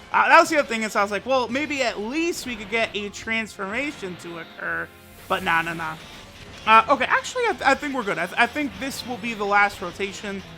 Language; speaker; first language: English; native; English